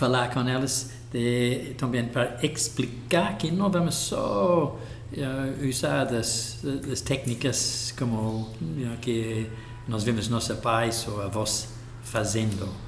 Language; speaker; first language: Portuguese; non-native, local second language; English